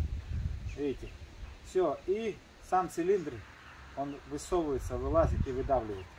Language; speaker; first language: Russian; native; Russian